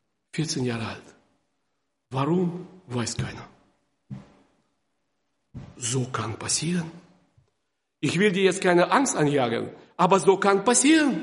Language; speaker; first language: German; non-native, fluent; Russian